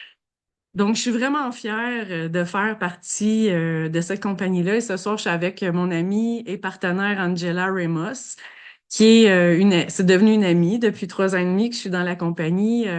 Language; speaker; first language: French; native; French